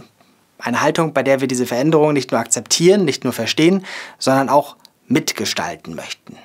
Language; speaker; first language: German; native; German